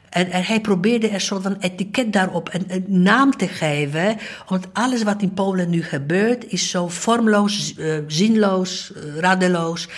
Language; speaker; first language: Dutch; non-native, fluent; Polish